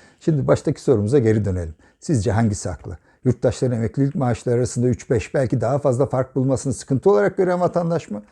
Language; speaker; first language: Turkish; native; Turkish